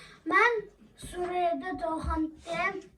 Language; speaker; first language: Turkish; early bilingual, other home language; Uyghur